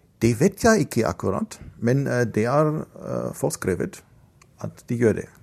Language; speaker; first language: Norwegian; non-native, fluent; German